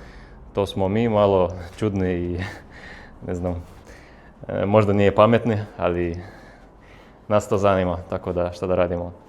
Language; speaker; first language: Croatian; non-native, fluent; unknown